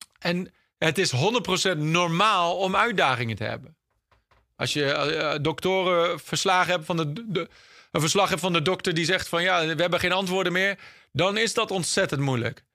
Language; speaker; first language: Dutch; non-native, fluent; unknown